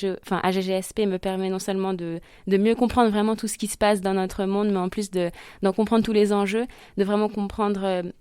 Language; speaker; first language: French; native; French